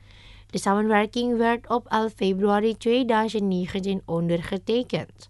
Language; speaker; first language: Dutch; non-native, learner; Indonesian